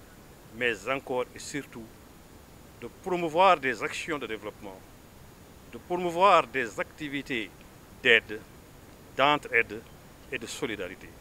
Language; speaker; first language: French; non-native, local second language; Fula